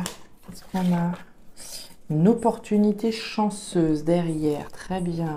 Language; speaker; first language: French; native; French